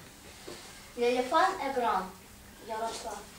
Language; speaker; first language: French; non-native, learner; Russian